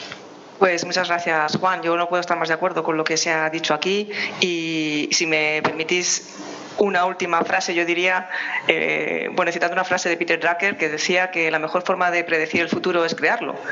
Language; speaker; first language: Spanish; native; Spanish